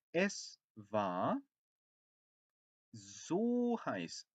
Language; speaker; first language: German; non-native, fluent; Korean